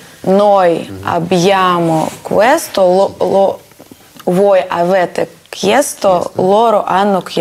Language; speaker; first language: Italian; non-native, learner; Russian